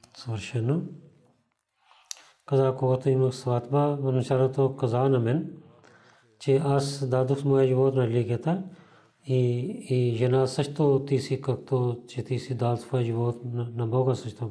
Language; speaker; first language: Bulgarian; non-native, learner; Urdu